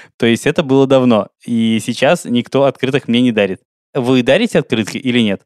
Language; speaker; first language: Russian; native; Russian